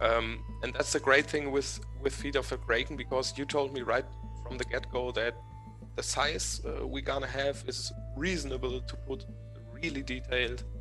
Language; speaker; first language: English; non-native, fluent; German